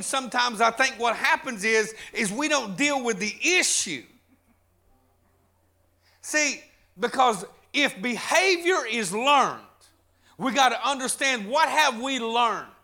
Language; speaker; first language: English; native; English